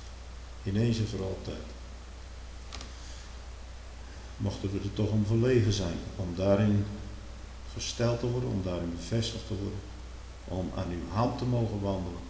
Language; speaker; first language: Dutch; native; Dutch